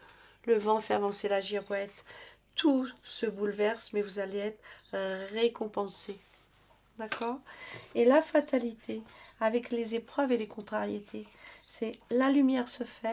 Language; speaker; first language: French; native; French